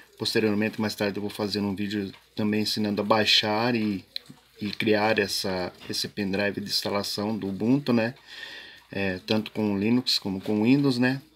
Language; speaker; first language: Portuguese; native; Portuguese